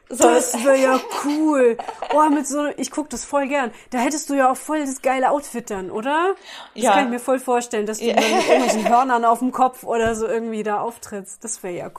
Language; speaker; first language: German; native; German